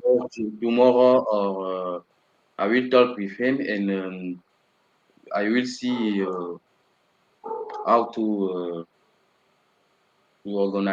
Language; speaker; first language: English; non-native, learner; French